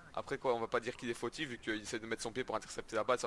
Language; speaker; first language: French; native; French